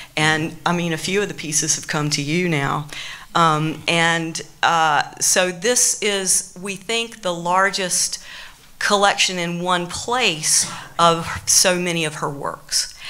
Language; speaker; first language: English; native; English